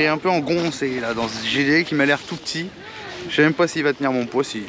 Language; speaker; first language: French; native; French